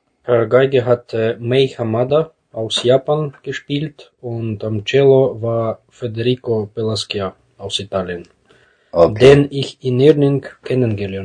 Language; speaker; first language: German; non-native, fluent; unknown